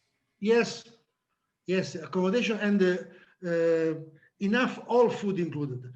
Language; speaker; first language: English; non-native, learner; Italian